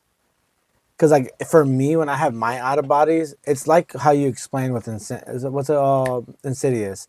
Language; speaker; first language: English; native; English